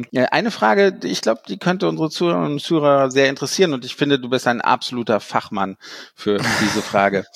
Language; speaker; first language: German; native; German